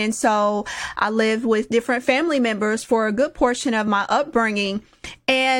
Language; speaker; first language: English; native; English